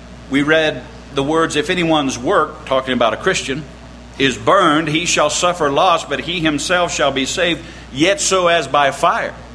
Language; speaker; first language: English; native; English